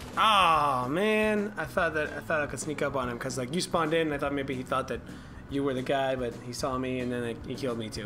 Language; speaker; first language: English; native; English